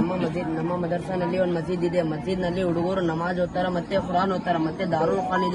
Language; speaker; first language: Kannada; non-native, local second language; Urdu